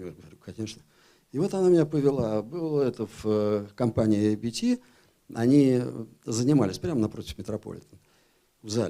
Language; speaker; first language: Russian; native; Russian